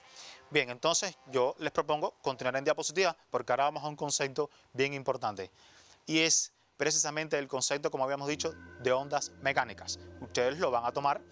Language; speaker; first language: Spanish; native; Spanish